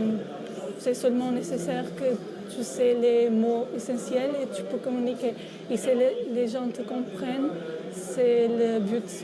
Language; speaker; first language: French; non-native, learner; Portuguese